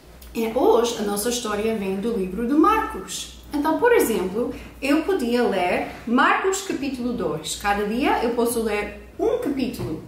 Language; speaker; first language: Portuguese; non-native, fluent; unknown